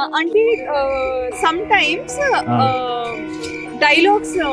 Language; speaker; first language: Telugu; non-native, learner; Kannada